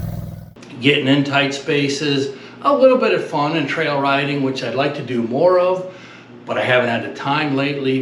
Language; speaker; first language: English; native; English